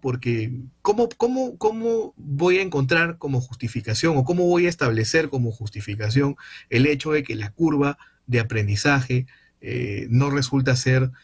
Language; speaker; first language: Spanish; native; Spanish